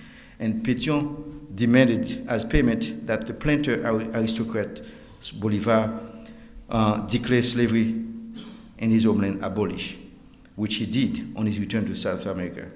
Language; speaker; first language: English; non-native, fluent; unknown